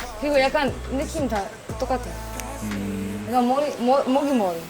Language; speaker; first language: Korean; non-native, learner; Greek